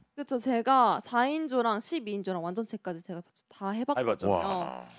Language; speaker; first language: Korean; native; Korean